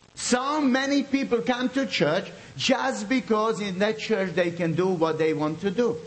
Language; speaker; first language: English; non-native, fluent; Bosnian